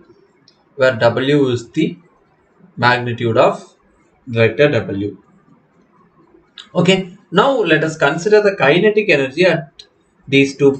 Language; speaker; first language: English; non-native, local second language; Tamil